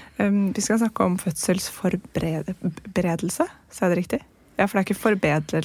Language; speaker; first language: Norwegian; native; Norwegian